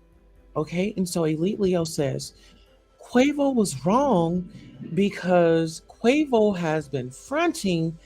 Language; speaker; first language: English; native; English